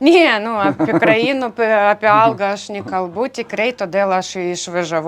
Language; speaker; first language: Lithuanian; non-native, learner; Ukrainian